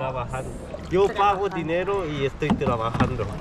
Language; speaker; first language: Spanish; non-native, learner; Korean